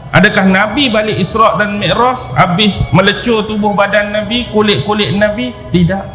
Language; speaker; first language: Malay; native; Malay